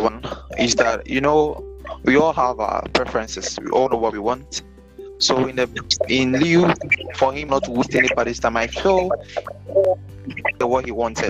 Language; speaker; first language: English; non-native, local second language; Akan